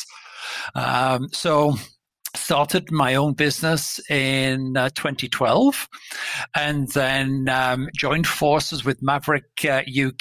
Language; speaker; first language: English; native; English